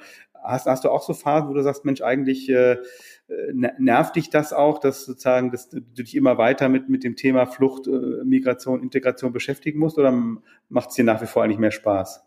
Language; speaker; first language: German; native; German